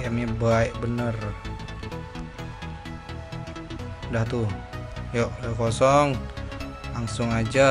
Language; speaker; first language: Indonesian; native; Indonesian